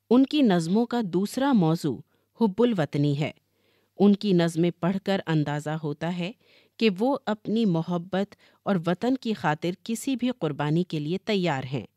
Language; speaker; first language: Urdu; native; Urdu